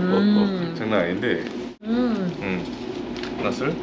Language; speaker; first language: Turkish; non-native, learner; Korean